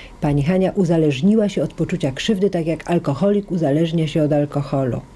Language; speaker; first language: Polish; native; Polish